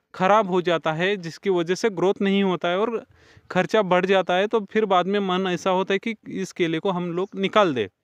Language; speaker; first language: Hindi; non-native, local second language; Marathi